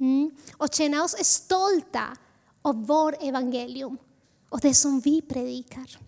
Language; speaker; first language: Swedish; non-native, fluent; Spanish